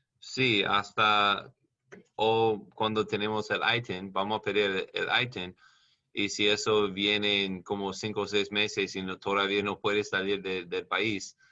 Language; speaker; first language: Spanish; non-native, learner; English